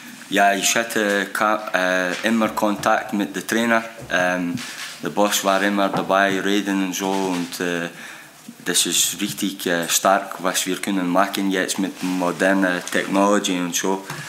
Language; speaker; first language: German; non-native, fluent; English